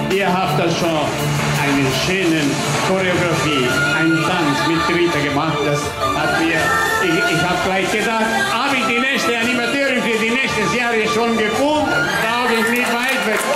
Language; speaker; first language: German; non-native, learner; Italian